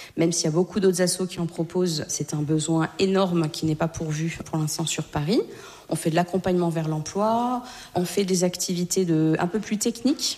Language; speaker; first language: French; native; French